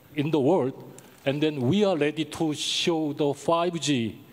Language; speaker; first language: English; non-native, learner; Korean